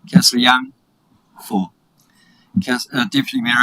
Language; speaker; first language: English; native; English